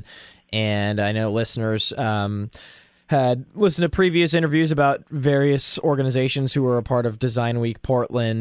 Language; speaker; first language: English; native; English